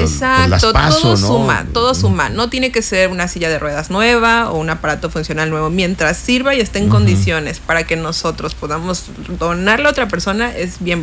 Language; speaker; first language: Spanish; native; Spanish